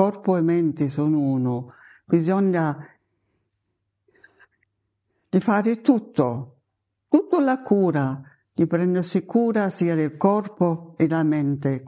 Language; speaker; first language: Italian; non-native, fluent; German